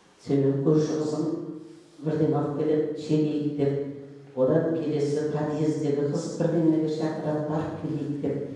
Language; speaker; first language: Kazakh; native; Kazakh